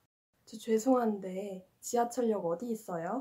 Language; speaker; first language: Korean; non-native, fluent; Chinese